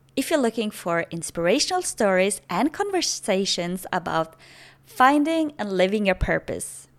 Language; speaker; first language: English; non-native, fluent; Norwegian